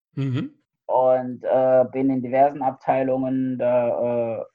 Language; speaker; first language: German; non-native, fluent; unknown